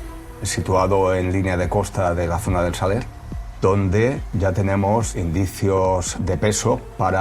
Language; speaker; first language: Spanish; native; Spanish